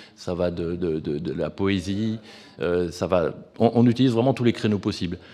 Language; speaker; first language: French; native; French